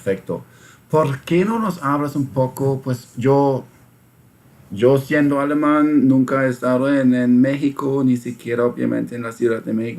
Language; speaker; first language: Spanish; non-native, fluent; German